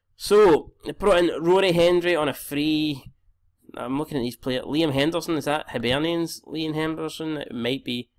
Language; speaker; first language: English; native; English